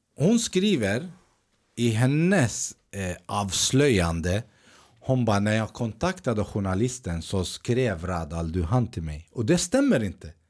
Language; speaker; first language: Swedish; early bilingual, other home language; Arabic